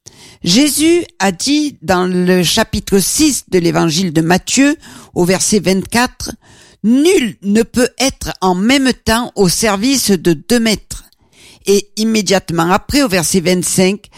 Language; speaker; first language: French; native; French